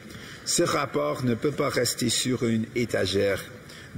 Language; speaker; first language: French; non-native, local second language; English